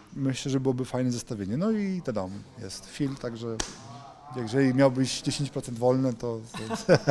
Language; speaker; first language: Polish; native; Polish